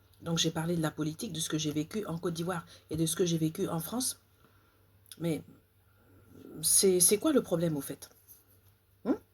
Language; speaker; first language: French; native; French